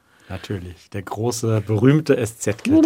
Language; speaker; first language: German; native; German